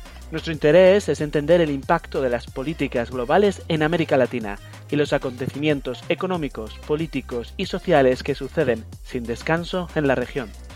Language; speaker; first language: Spanish; native; Spanish